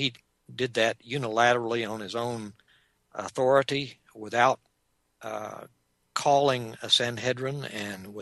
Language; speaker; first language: English; native; English